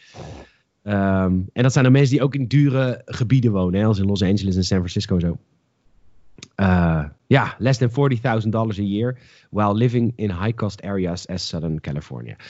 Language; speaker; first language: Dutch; native; Dutch